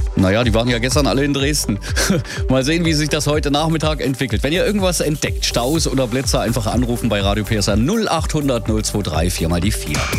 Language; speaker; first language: German; native; German